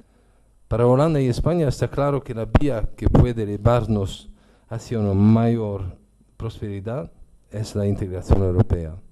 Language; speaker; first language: Spanish; non-native, fluent; Dutch